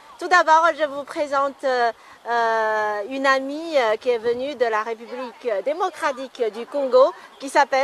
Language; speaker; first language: French; non-native, fluent; Chinese